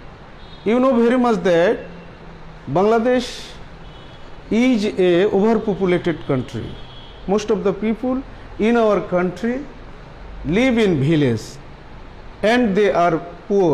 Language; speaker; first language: English; non-native, local second language; Bangla